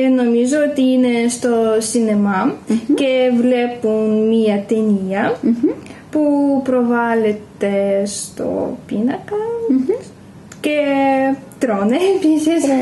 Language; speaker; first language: Greek; non-native, learner; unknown